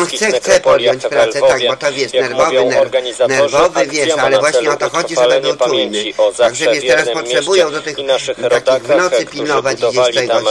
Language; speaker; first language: Polish; native; Polish